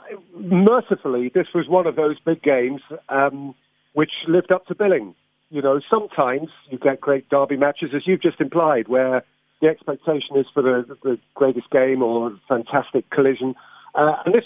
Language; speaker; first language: English; native; English